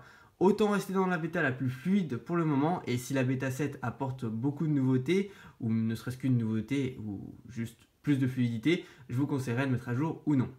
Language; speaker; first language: French; native; French